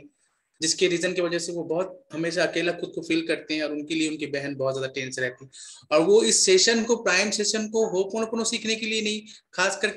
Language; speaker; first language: Hindi; native; Hindi